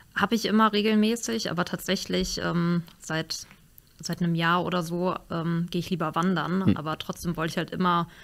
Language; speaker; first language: German; native; German